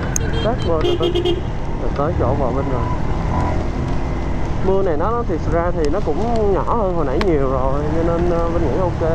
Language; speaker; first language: Vietnamese; native; Vietnamese